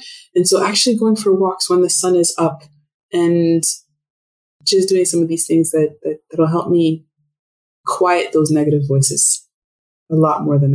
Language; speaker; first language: English; non-native, fluent; French